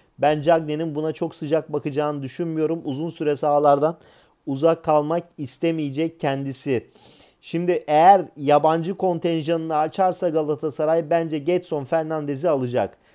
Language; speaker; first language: Turkish; native; Turkish